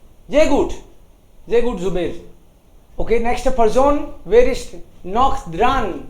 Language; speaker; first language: German; non-native, fluent; Hindi